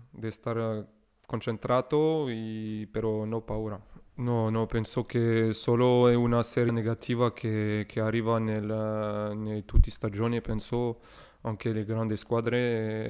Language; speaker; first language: Italian; non-native, learner; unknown